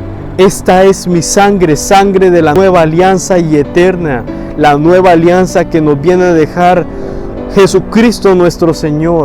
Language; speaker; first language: Spanish; native; Spanish